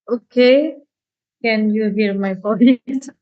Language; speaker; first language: English; non-native, learner; Indonesian